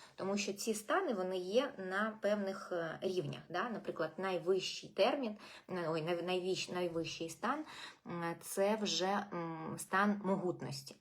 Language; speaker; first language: Ukrainian; non-native, local second language; Russian